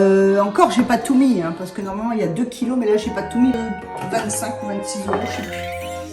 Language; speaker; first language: French; native; French